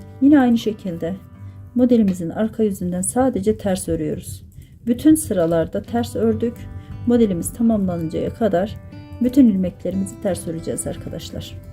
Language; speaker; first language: Turkish; native; Turkish